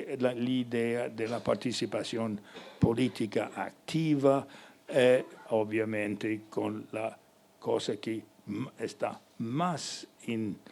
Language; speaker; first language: Italian; non-native, fluent; English